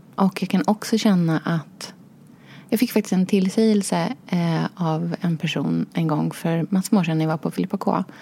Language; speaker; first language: Swedish; native; Swedish